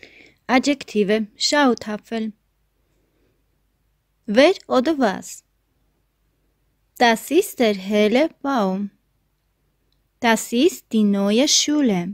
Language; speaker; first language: German; non-native, fluent; Armenian